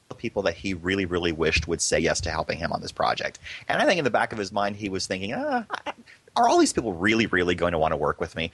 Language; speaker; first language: English; native; English